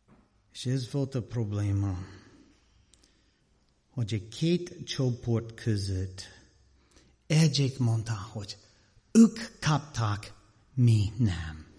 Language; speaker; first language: Hungarian; non-native, learner; English